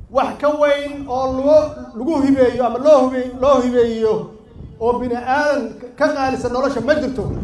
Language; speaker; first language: Somali; native; Somali